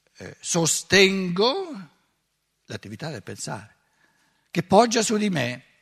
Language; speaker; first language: Italian; native; Italian